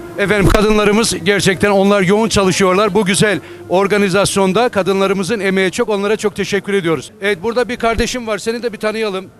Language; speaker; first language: Turkish; native; Turkish